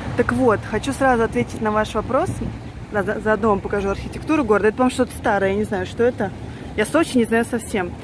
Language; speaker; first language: Russian; native; Russian